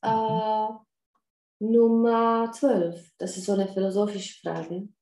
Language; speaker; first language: German; non-native, fluent; Czech